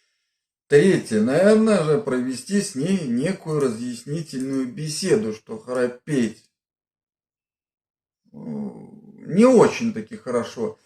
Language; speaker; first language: Russian; native; Russian